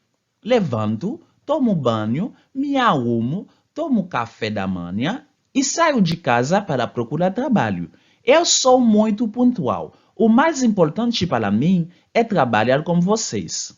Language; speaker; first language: Portuguese; non-native, fluent; Haitian Creole